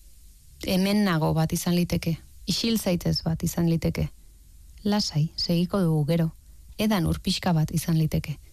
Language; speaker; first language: Basque; native; Basque